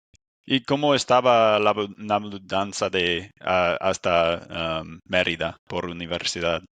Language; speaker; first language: Spanish; non-native, fluent; English